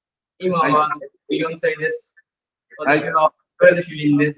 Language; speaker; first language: Japanese; non-native, learner; Portuguese